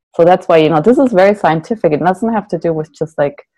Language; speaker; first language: English; non-native, fluent; German